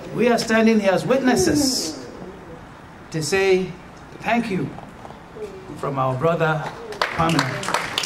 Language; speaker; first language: English; non-native, local second language; Akan